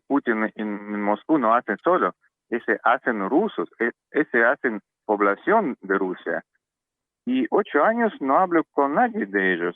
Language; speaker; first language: Spanish; non-native, learner; Russian